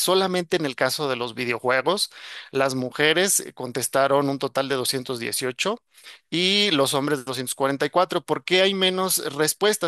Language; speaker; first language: Spanish; native; Spanish